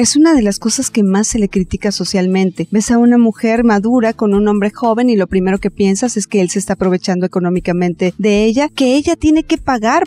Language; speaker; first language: Spanish; native; Spanish